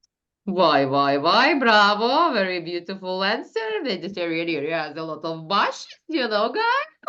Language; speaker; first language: English; non-native, fluent; Turkish